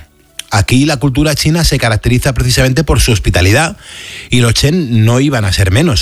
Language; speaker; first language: Spanish; native; Spanish